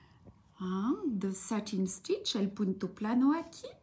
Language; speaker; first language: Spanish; non-native, learner; French